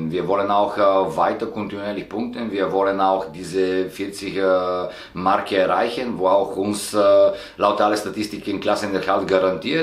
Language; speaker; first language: German; non-native, fluent; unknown